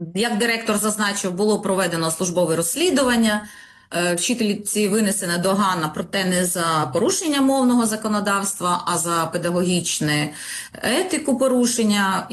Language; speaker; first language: Ukrainian; non-native, local second language; Russian